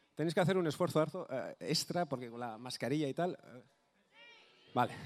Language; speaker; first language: Spanish; non-native, local second language; Basque